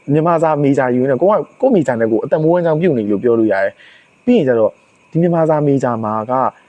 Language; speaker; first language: Burmese; native; Burmese